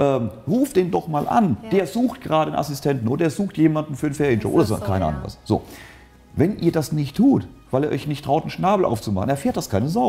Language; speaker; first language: German; native; German